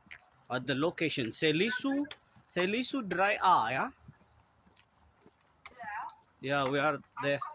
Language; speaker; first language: English; non-native, local second language; Amharic